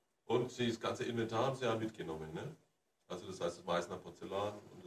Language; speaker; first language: German; native; German